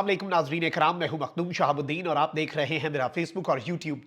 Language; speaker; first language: Urdu; native; Urdu